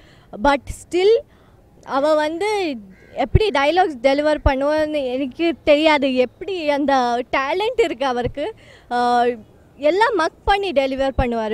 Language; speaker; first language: Tamil; non-native, learner; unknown